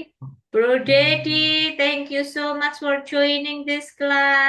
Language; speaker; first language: English; non-native, fluent; Indonesian